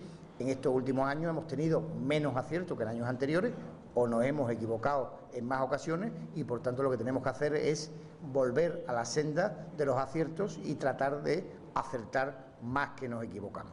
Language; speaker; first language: Spanish; native; Spanish